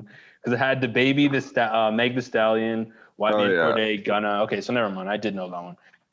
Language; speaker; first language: English; native; English